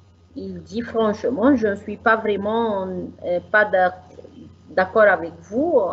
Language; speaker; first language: French; non-native, fluent; Arabic